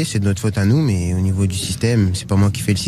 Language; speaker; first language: French; native; French